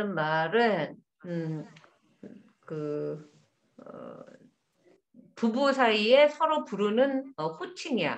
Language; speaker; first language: Korean; native; Korean